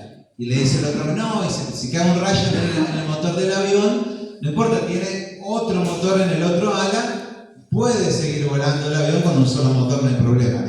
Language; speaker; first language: Spanish; native; Spanish